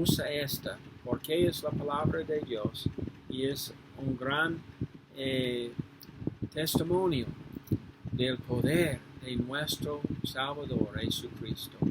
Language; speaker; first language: Spanish; non-native, fluent; English